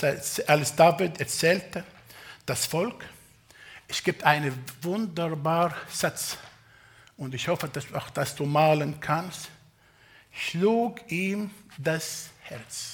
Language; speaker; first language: German; non-native, fluent; Arabic